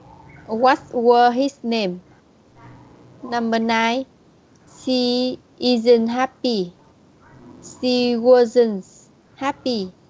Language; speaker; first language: English; non-native, learner; Vietnamese